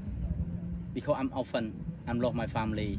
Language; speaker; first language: English; non-native, learner; Khmer